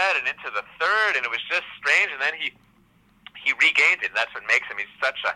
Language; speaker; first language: English; native; English